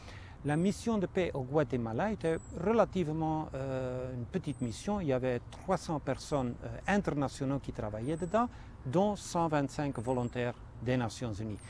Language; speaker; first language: French; non-native, fluent; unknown